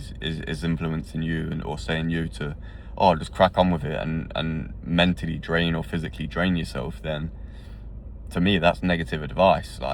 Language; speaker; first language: English; native; English